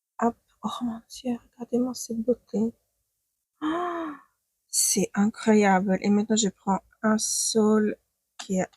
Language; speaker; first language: French; non-native, fluent; Ukrainian